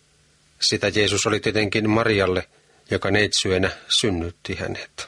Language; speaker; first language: Finnish; native; Finnish